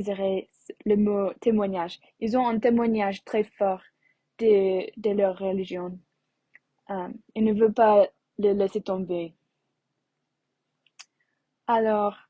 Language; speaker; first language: French; non-native, learner; English